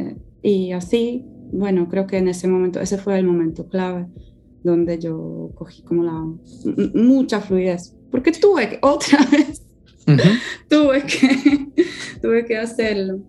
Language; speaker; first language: Spanish; non-native, fluent; Polish